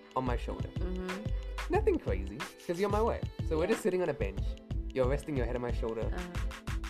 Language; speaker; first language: English; native; English